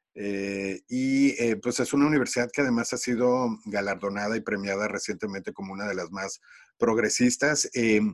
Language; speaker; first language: Spanish; native; Spanish